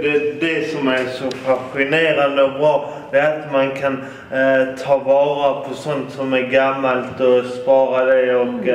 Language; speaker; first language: Swedish; native; Swedish